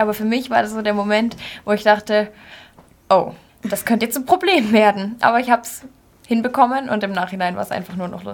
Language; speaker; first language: German; native; German